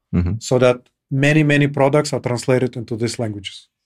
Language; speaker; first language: English; non-native, fluent; Kyrgyz